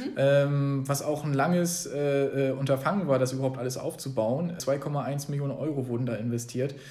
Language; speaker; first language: German; native; German